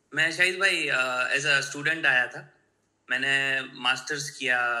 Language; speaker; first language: Hindi; non-native, local second language; Gujarati